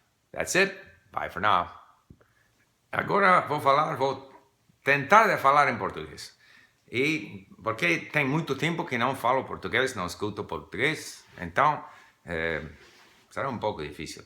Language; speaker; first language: Portuguese; non-native, fluent; English